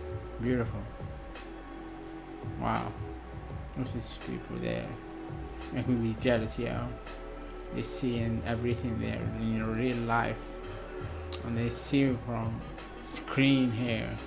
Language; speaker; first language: English; non-native, learner; Arabic